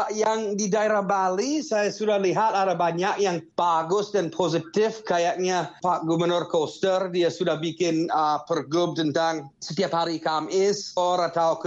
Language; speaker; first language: Indonesian; non-native, fluent; English